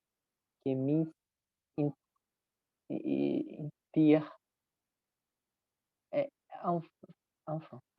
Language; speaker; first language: French; non-native, learner; Spanish